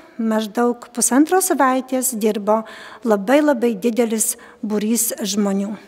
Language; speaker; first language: Lithuanian; native; Lithuanian